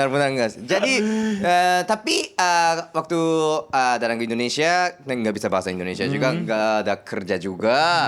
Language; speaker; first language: Indonesian; non-native, learner; Japanese